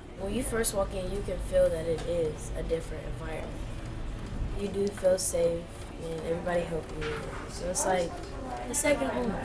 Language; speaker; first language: English; native; English